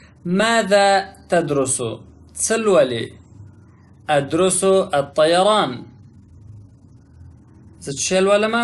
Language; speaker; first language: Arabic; non-native, fluent; Pashto